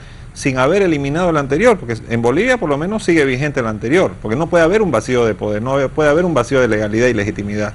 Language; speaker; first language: Spanish; native; Spanish